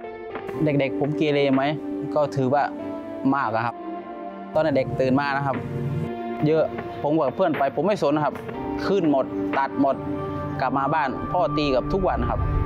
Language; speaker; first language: Thai; native; Thai